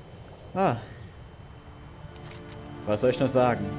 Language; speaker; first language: German; native; German